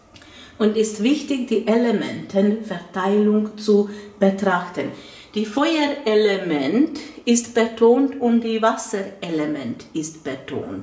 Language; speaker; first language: German; non-native, fluent; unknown